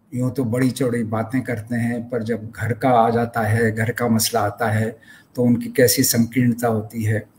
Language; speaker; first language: Hindi; native; Hindi